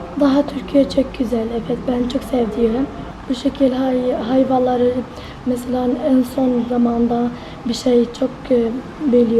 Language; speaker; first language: Turkish; non-native, learner; Arabic